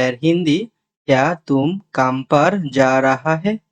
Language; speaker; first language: Hindi; non-native, learner; Bangla